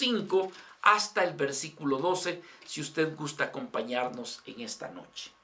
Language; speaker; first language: Spanish; native; Spanish